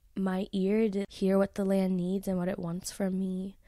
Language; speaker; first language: English; native; English